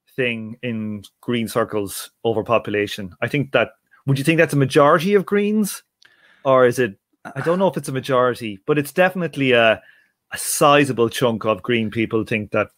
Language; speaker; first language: English; native; English